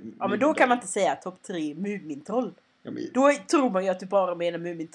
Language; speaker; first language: Swedish; native; Swedish